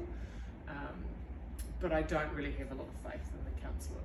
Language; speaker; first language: English; native; English